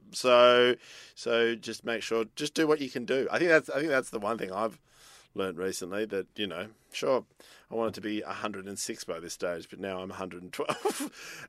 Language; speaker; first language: English; native; English